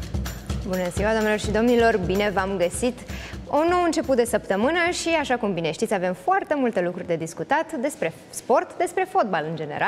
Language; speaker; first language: Romanian; native; Romanian